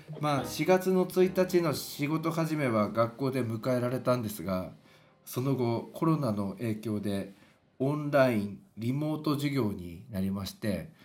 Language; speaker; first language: Japanese; native; Japanese